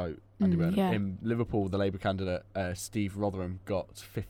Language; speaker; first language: English; native; English